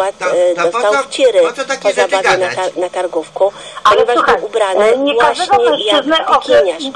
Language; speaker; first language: Polish; native; Polish